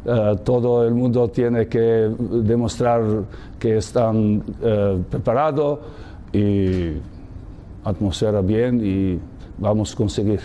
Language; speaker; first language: Spanish; non-native, learner; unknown